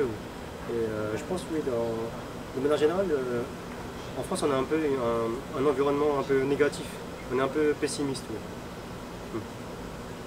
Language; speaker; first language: French; early bilingual, other home language; Min Nan Chinese